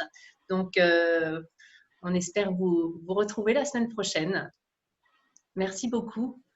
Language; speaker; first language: French; native; French